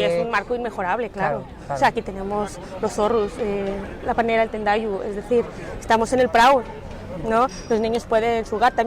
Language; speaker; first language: Spanish; native; Spanish